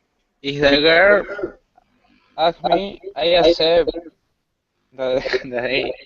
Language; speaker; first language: English; non-native, learner; Spanish